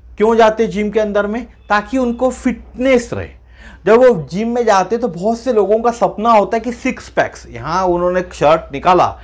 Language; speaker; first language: Hindi; non-native, local second language; Marathi